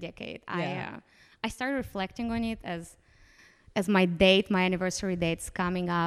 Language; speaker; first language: English; non-native, fluent; Romanian